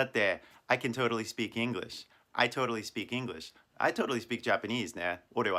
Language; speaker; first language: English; non-native, fluent; Japanese